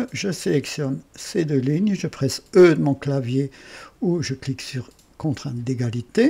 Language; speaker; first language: French; native; French